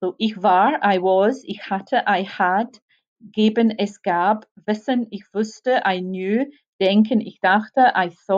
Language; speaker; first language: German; non-native, fluent; English